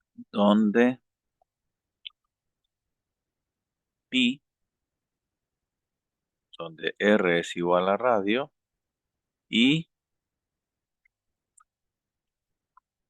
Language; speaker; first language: Spanish; native; Spanish